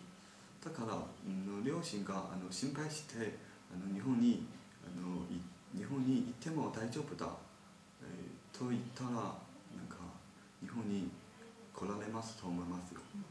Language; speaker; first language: Japanese; non-native, learner; Chinese